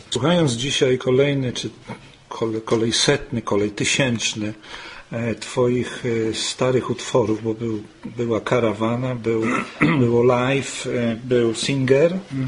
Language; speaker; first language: Polish; native; Polish